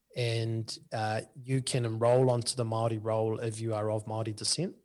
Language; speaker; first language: English; native; English